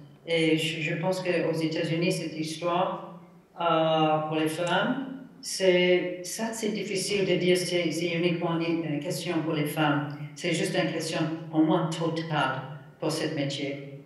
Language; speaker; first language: French; non-native, fluent; English